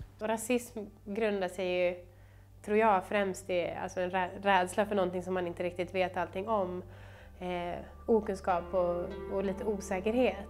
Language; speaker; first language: Swedish; native; Swedish